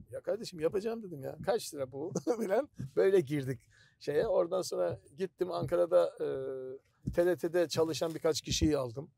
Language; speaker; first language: Turkish; native; Turkish